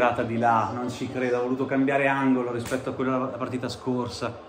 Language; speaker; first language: Italian; native; Italian